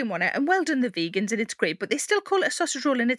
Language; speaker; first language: English; native; English